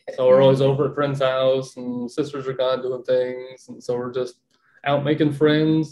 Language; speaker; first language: English; native; English